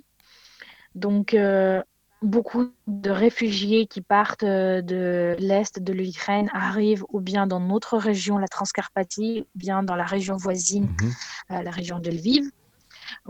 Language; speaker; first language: French; non-native, fluent; Ukrainian